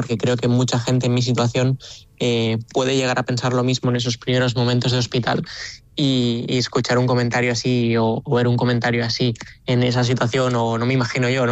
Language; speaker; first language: Spanish; native; Spanish